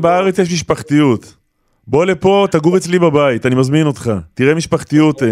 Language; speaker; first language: Hebrew; native; Hebrew